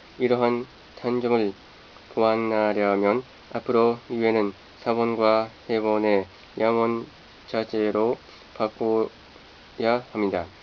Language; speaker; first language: Korean; non-native, fluent; Japanese